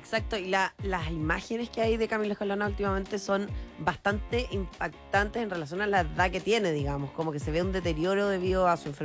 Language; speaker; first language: Spanish; native; Spanish